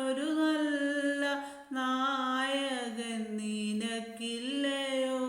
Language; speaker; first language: Malayalam; native; Malayalam